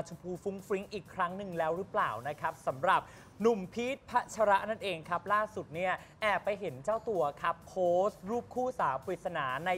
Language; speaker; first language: Thai; native; Thai